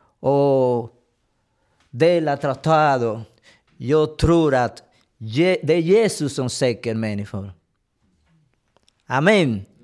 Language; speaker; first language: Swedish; non-native, fluent; Spanish